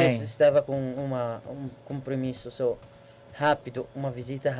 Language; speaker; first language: Portuguese; non-native, learner; Arabic